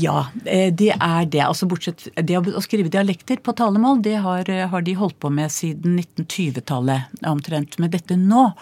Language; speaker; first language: Norwegian; native; Norwegian